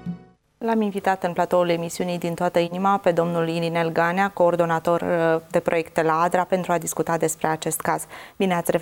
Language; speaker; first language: Romanian; native; Romanian